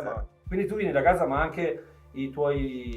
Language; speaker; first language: Italian; native; Italian